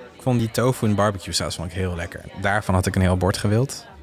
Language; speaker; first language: Dutch; non-native, fluent; French